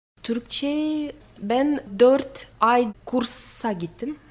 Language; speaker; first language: Turkish; non-native, learner; Russian